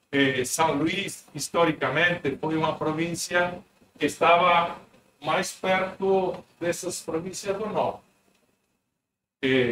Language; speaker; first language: Portuguese; non-native, fluent; Spanish